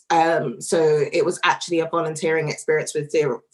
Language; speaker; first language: English; native; English